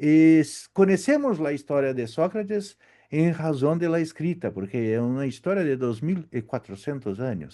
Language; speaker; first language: Spanish; non-native, learner; Portuguese